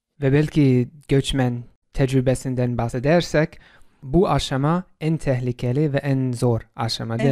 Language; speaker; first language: Turkish; non-native, fluent; English